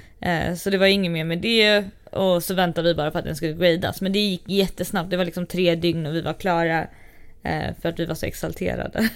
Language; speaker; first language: Swedish; native; Swedish